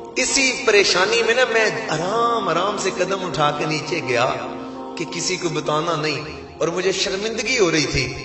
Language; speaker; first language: Urdu; non-native, local second language; Punjabi